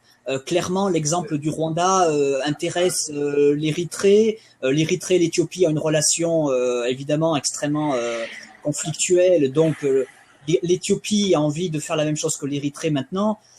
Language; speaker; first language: French; native; French